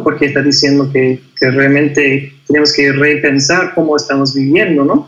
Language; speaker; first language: Spanish; non-native, fluent; English